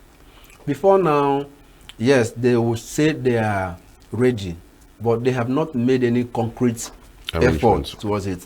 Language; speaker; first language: English; non-native, local second language; Igbo